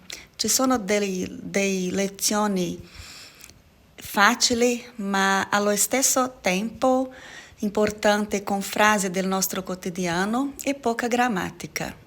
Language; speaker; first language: Italian; non-native, learner; Portuguese